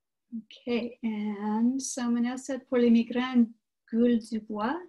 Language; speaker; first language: French; non-native, learner; English